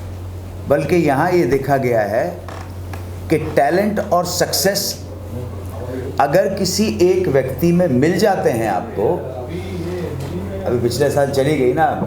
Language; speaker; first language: Hindi; native; Hindi